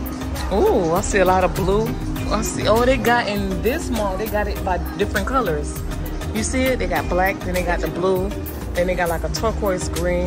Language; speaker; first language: English; native; English